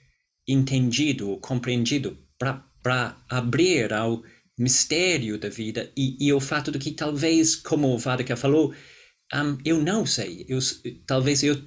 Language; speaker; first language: Portuguese; non-native, fluent; English